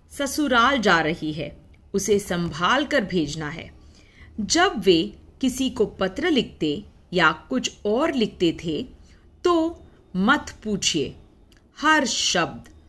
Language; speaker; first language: Hindi; non-native, local second language; Marathi